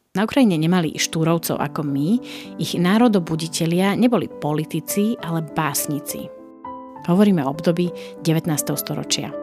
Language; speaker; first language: Slovak; native; Slovak